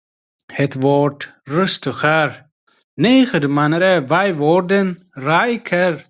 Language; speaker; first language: Dutch; non-native, fluent; Tigrinya